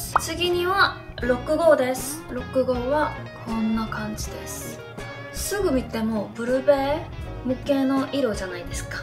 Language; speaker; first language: Japanese; non-native, fluent; Korean